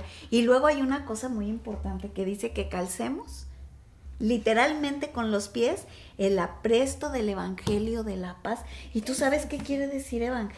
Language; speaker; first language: Spanish; native; Spanish